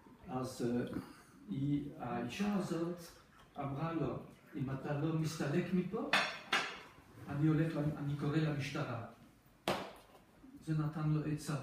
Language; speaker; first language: Hebrew; non-native, fluent; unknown